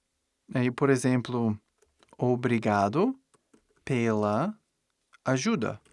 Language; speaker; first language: Portuguese; non-native, fluent; English